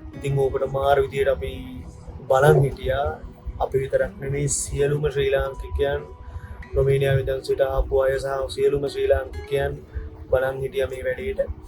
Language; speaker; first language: Sinhala; native; Sinhala